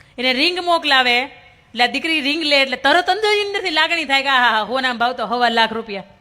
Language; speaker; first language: Gujarati; native; Gujarati